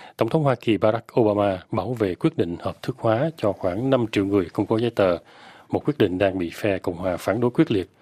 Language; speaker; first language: Vietnamese; native; Vietnamese